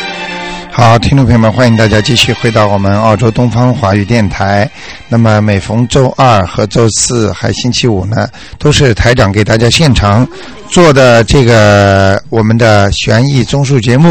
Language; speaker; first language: Chinese; native; Chinese